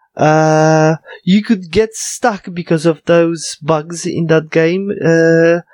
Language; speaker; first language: English; non-native, fluent; Polish